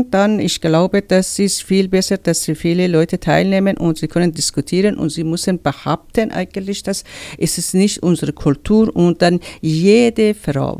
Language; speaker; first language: German; non-native, learner; Persian